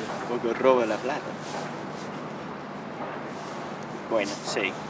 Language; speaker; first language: Spanish; non-native, learner; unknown